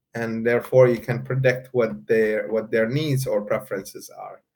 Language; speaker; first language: English; non-native, fluent; Arabic